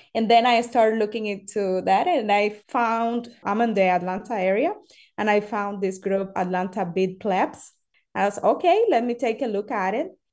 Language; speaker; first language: English; non-native, fluent; Spanish